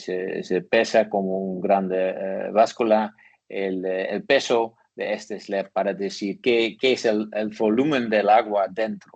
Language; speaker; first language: Spanish; non-native, learner; Dutch